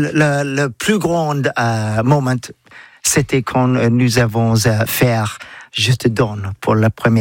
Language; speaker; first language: French; non-native, learner; English